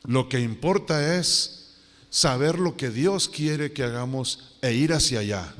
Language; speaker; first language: Spanish; native; Spanish